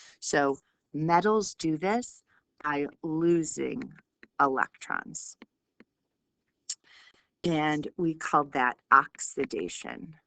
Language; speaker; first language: English; native; English